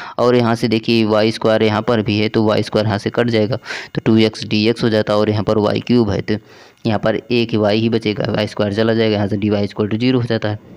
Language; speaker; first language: Hindi; native; Hindi